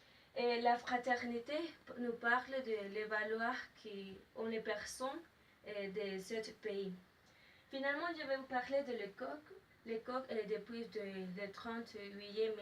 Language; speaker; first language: French; non-native, learner; Spanish